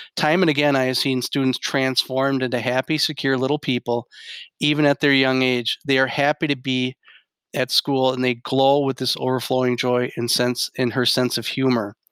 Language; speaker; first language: English; native; English